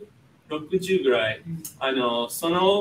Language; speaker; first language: Japanese; non-native, fluent; English